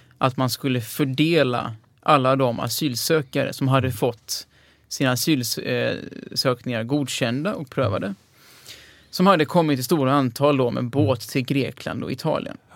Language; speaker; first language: Swedish; native; Swedish